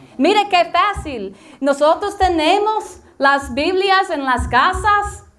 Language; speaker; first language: Spanish; non-native, learner; English